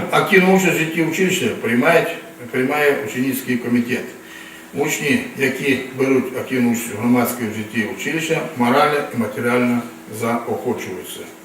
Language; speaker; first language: Ukrainian; non-native, local second language; Russian